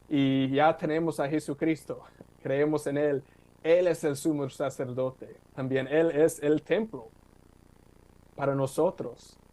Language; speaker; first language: Spanish; non-native, fluent; English